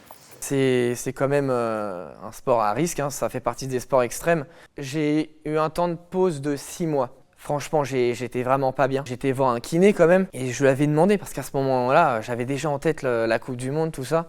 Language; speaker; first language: French; native; French